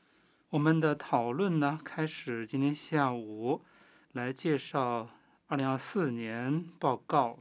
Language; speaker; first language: Chinese; non-native, fluent; Finnish